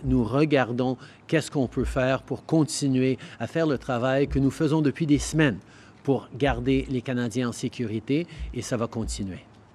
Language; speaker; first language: French; early bilingual, heritage; French